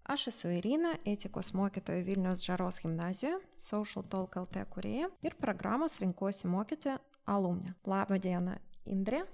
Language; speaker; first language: Lithuanian; non-native, local second language; Russian